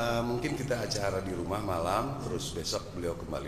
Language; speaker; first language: Indonesian; native; Indonesian